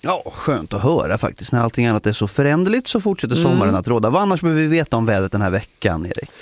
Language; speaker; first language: Swedish; native; Swedish